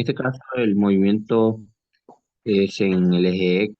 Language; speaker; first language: Spanish; native; Spanish